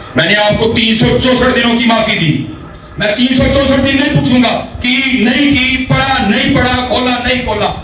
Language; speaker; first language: Urdu; non-native, local second language; Punjabi